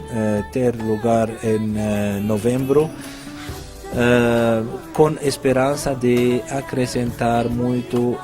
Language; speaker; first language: Portuguese; non-native, fluent; Arabic